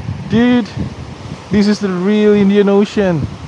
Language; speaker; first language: English; non-native, fluent; Indonesian